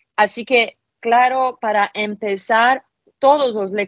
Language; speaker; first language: Spanish; non-native, fluent; Polish